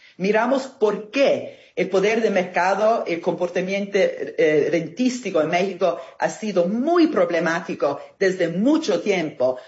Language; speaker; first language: Spanish; non-native, fluent; Italian